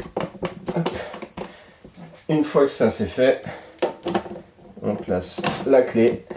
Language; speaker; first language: French; native; French